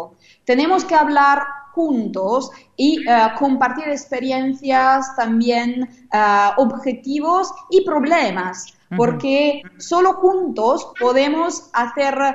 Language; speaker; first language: Spanish; non-native, fluent; Italian